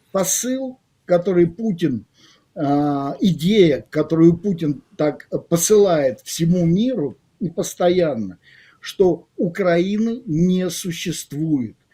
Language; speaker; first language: Russian; native; Russian